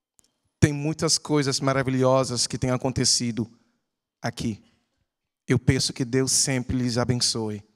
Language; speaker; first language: Portuguese; non-native, fluent; English